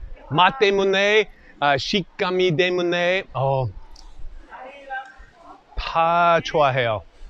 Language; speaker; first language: Korean; non-native, learner; English